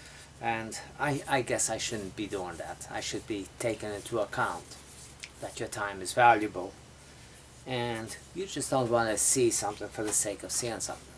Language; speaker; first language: English; native; English